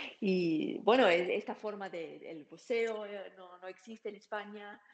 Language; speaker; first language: Spanish; non-native, learner; German